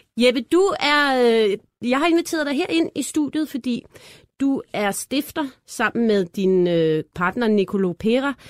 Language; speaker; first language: Danish; native; Danish